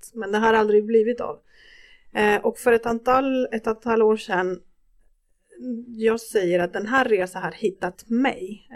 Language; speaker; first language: Swedish; non-native, fluent; Spanish